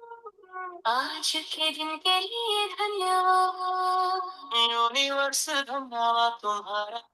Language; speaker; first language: Hindi; native; Hindi